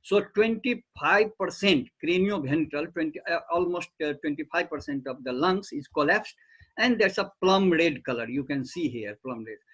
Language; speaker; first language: English; non-native, local second language; Nepali